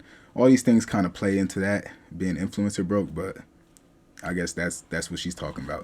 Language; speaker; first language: English; native; English